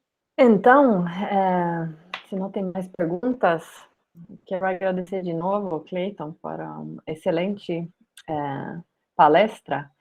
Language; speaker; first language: Portuguese; non-native, fluent; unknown